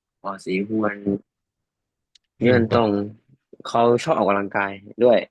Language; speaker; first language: Chinese; non-native, fluent; Thai